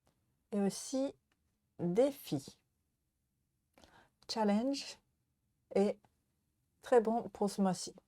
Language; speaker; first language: French; non-native, learner; Japanese